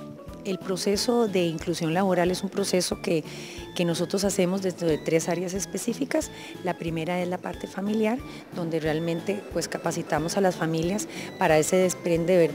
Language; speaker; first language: Spanish; native; Spanish